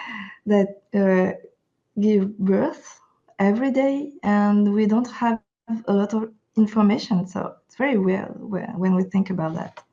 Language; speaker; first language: English; non-native, fluent; French